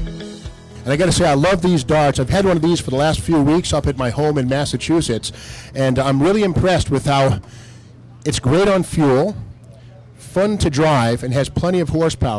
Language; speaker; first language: English; native; English